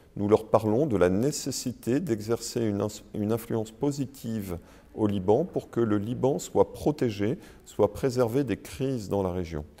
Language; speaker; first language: French; native; French